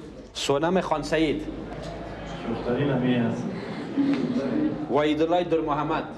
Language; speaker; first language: Persian; native; Persian